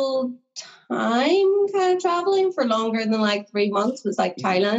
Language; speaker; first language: English; native; English